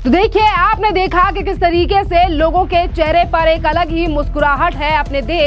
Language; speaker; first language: Hindi; native; Hindi